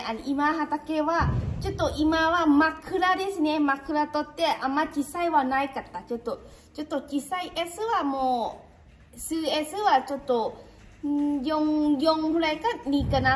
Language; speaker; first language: Japanese; non-native, learner; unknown